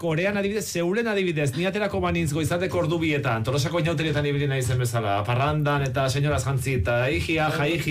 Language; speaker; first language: Basque; native; Basque